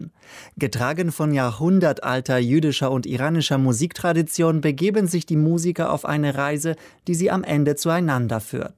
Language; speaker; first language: German; native; German